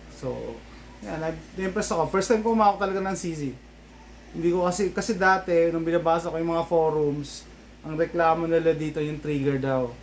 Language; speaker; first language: Filipino; native; Filipino